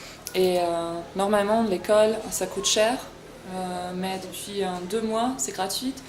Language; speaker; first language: French; non-native, fluent; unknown